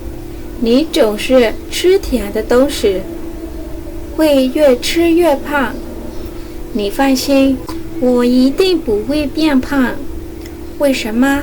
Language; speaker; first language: Chinese; non-native, fluent; Burmese